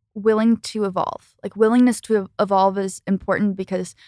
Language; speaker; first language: English; native; English